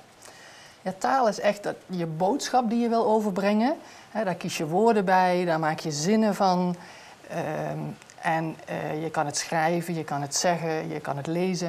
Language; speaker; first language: Dutch; native; Dutch